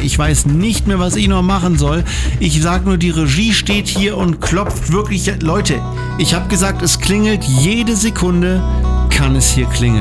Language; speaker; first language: German; native; German